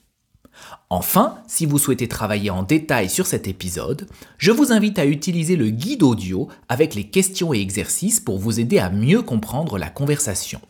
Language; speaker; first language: French; native; French